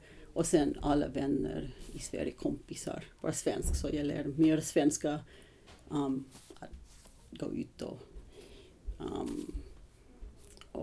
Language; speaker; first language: Swedish; early bilingual, heritage; English